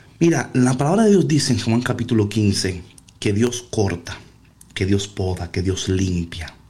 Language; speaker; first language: Spanish; early bilingual, heritage; Spanish